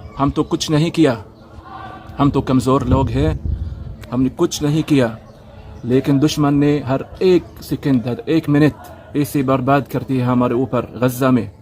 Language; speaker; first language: Urdu; non-native, learner; Arabic